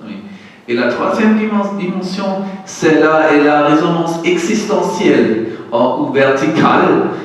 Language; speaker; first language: French; non-native, learner; German